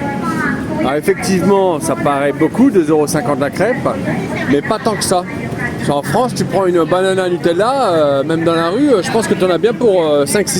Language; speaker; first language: French; native; French